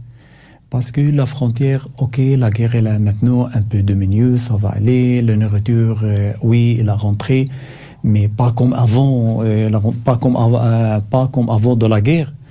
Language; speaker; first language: French; non-native, learner; Arabic